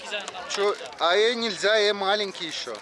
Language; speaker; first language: Russian; native; Russian